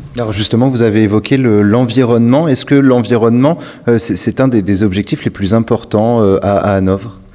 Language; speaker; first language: French; native; French